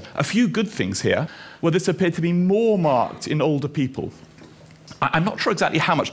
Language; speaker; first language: English; native; English